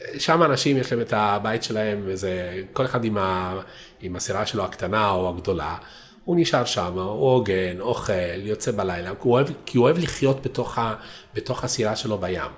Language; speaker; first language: Hebrew; non-native, fluent; Italian